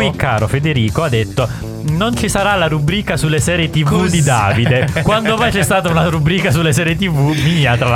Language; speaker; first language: Italian; native; Italian